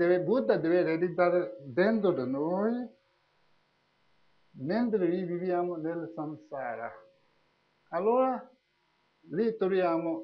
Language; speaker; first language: Italian; non-native, learner; Tibetan